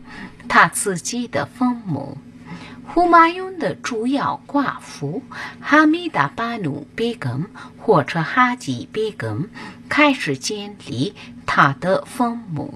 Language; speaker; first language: Chinese; non-native, fluent; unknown